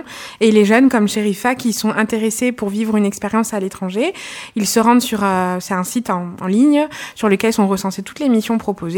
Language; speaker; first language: French; native; French